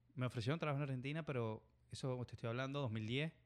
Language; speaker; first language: Spanish; native; Spanish